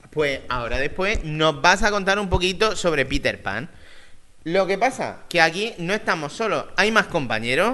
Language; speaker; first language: Spanish; native; Spanish